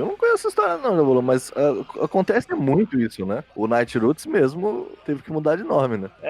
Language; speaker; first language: Portuguese; native; Portuguese